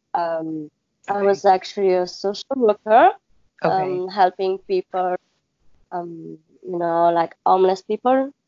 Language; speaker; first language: English; non-native, learner; French